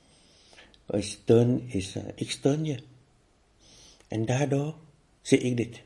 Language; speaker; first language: Dutch; non-native, fluent; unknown